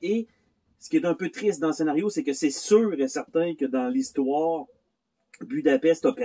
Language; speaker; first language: French; native; French